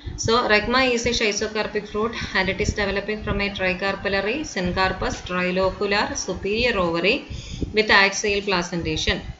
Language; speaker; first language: English; non-native, local second language; Malayalam